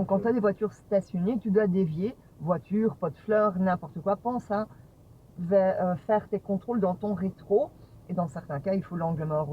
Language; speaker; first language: French; native; French